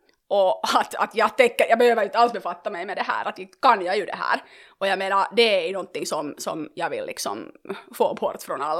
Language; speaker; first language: Swedish; native; Swedish